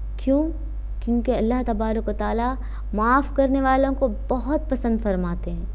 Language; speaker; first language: Urdu; native; Urdu